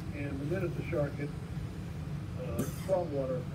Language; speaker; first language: English; native; English